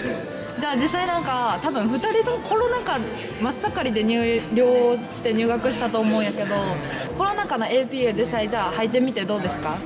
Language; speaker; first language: Japanese; native; Japanese